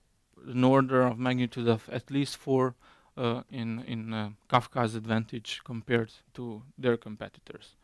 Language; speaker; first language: English; non-native, fluent; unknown